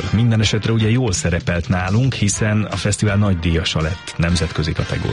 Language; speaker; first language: Hungarian; native; Hungarian